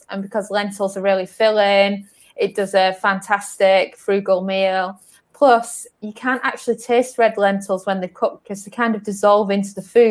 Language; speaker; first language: English; native; English